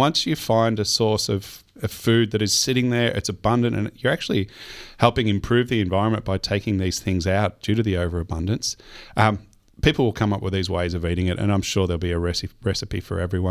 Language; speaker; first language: English; native; English